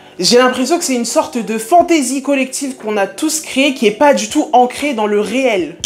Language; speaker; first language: French; early bilingual, other home language; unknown